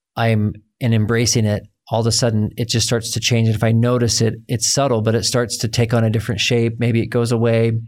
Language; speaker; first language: English; native; English